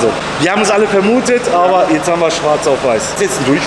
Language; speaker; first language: German; native; German